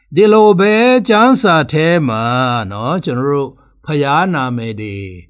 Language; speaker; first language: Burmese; non-native, local second language; Tedim Chin